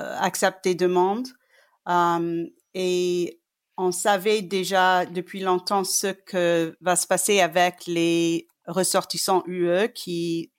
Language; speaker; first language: French; non-native, fluent; English